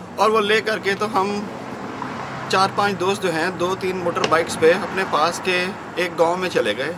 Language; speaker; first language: Urdu; non-native, local second language; Punjabi